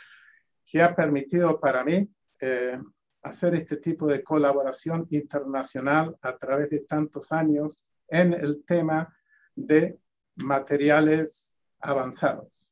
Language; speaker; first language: Spanish; non-native, fluent; English